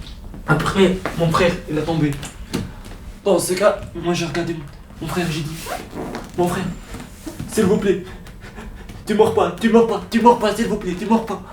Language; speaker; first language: French; non-native, learner; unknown